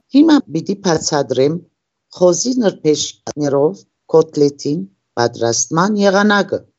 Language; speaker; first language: Armenian; early bilingual, heritage; Armenian